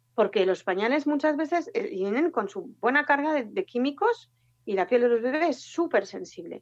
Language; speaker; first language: Spanish; non-native, fluent; French